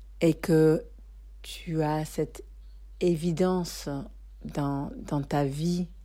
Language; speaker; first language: French; non-native, fluent; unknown